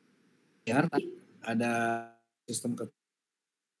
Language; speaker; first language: Indonesian; native; Indonesian